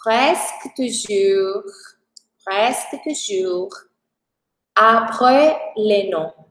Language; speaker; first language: French; non-native, fluent; Portuguese